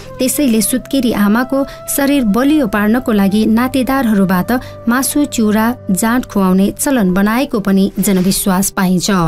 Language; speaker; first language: Nepali; non-native, local second language; Newari